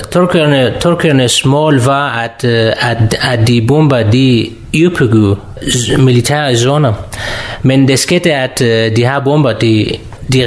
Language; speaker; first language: Danish; non-native, learner; Kurdish